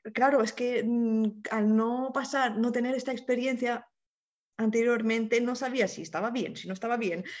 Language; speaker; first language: Spanish; non-native, fluent; Romanian